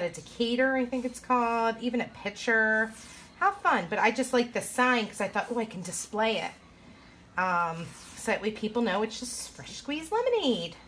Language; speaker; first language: English; native; English